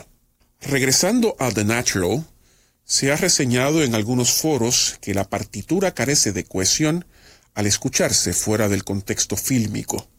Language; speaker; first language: Spanish; native; Spanish